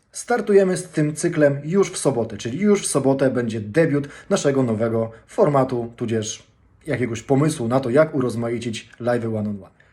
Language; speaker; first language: Polish; native; Polish